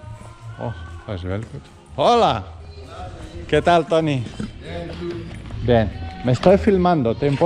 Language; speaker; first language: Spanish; non-native, fluent; Croatian